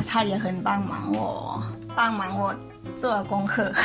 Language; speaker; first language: Chinese; non-native, learner; Thai